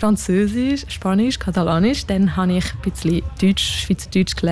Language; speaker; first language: German; non-native, local second language; French